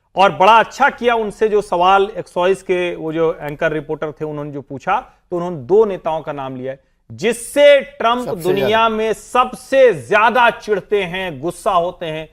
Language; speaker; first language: Hindi; native; Hindi